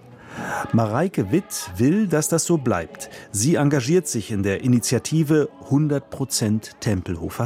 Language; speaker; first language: German; native; German